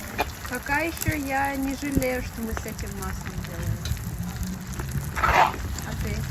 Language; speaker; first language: Russian; early bilingual, heritage; Russian